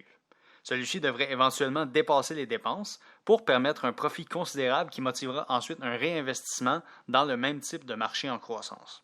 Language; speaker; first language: French; native; French